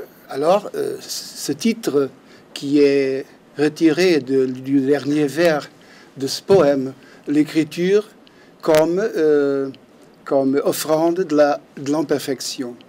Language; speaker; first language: French; non-native, fluent; Portuguese